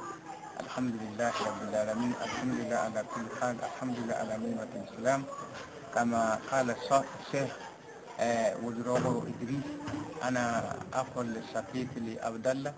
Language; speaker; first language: Arabic; non-native, learner; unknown